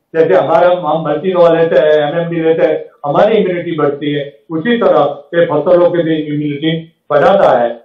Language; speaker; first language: Hindi; non-native, local second language; Gujarati